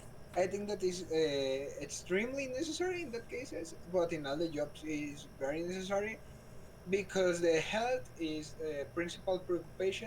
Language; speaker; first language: English; non-native, learner; Spanish